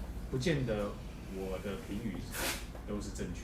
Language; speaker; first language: Chinese; native; Chinese